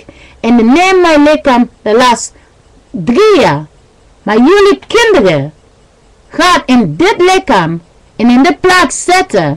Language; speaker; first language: Dutch; non-native, learner; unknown